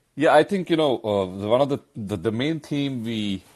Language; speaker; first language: English; non-native, local second language; Hindi